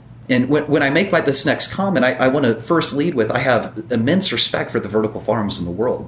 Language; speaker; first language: English; native; English